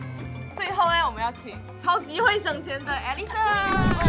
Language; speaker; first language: Chinese; native; Chinese